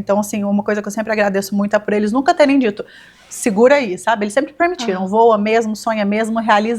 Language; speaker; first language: Portuguese; native; Portuguese